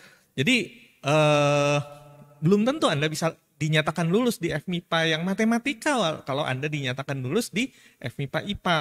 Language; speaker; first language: Indonesian; native; Indonesian